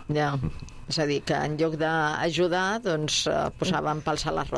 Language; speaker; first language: Catalan; native; Catalan